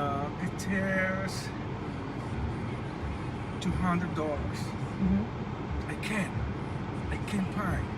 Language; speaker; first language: English; non-native, learner; Spanish